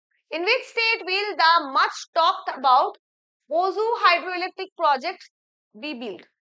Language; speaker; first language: English; non-native, local second language; Bangla